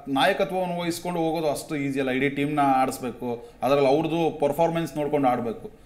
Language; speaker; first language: Kannada; native; Kannada